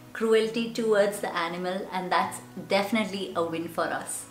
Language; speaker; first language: English; non-native, local second language; Malayalam